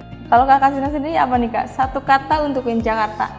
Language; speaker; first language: Indonesian; native; Indonesian